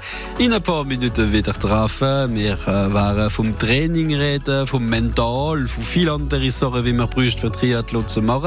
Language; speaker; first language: German; native; German